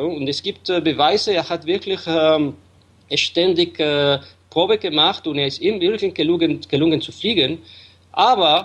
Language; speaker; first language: German; non-native, fluent; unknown